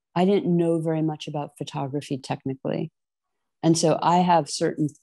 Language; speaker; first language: English; native; English